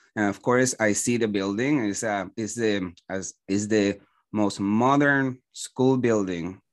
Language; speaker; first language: English; non-native, fluent; Spanish